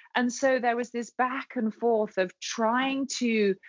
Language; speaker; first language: English; native; English